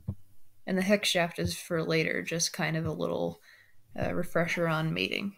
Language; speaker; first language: English; native; English